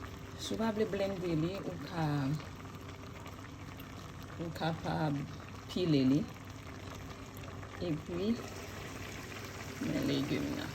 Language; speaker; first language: French; non-native, learner; Haitian Creole